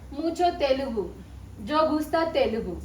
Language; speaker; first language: Spanish; non-native, learner; Telugu